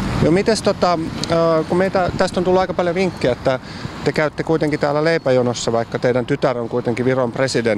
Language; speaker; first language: Finnish; native; Finnish